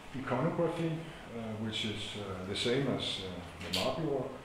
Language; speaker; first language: English; non-native, fluent; Danish